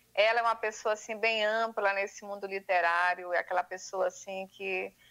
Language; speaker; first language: Portuguese; native; Portuguese